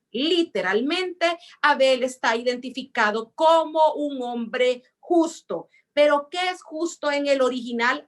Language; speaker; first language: Spanish; native; Spanish